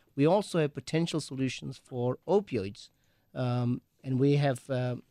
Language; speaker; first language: English; native; English